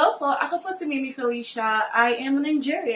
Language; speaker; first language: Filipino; non-native, learner; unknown